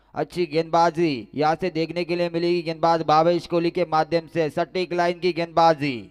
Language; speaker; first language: Hindi; non-native, local second language; Marathi